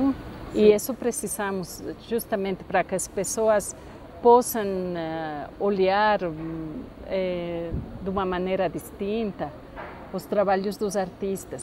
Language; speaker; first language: Portuguese; non-native, fluent; Spanish